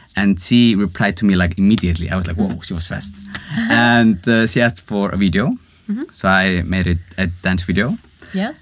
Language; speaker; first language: English; non-native, fluent; Icelandic